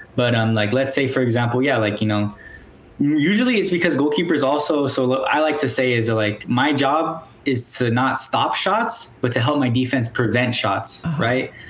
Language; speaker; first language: English; native; English